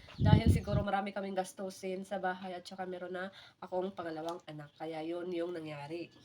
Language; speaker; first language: Filipino; native; Filipino